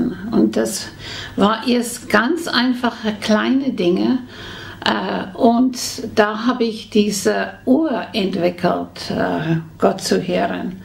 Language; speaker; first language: German; non-native, fluent; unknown